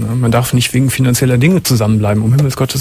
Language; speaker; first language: German; native; German